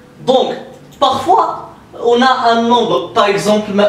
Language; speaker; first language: French; non-native, local second language; Arabic